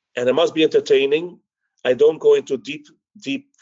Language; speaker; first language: English; early bilingual, other home language; Dutch